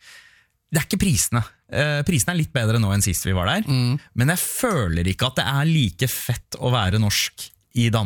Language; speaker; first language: Norwegian; native; Norwegian